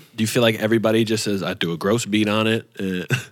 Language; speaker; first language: English; native; English